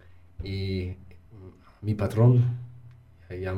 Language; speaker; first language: Spanish; non-native, learner; English